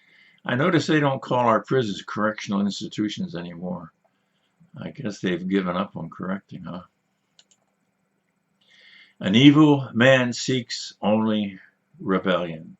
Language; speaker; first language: English; native; English